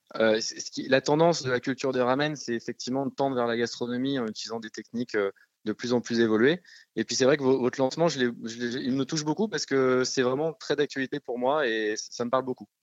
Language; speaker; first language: French; native; French